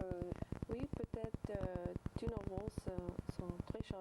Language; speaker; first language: French; non-native, learner; English